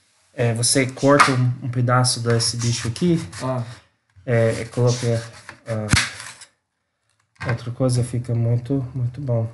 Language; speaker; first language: Portuguese; non-native, learner; English